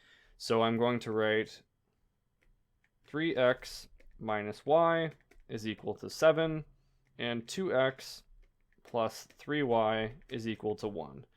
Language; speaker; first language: English; native; English